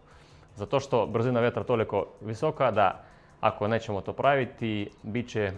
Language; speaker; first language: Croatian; non-native, fluent; Russian